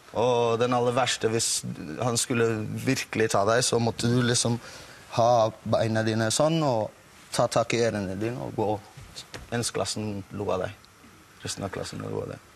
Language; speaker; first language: Norwegian; non-native, fluent; English